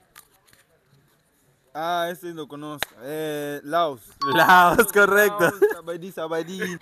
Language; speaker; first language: Spanish; non-native, learner; Portuguese